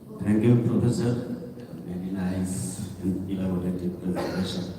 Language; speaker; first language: English; non-native, local second language; Bangla